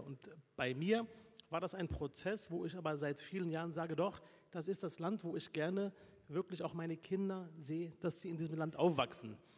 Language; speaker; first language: German; early bilingual, other home language; Arabic